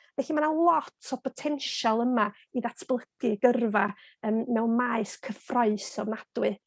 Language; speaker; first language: Welsh; native; Welsh